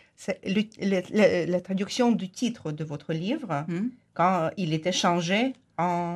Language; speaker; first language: French; non-native, fluent; Ukrainian